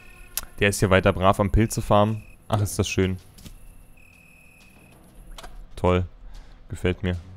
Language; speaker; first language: German; native; German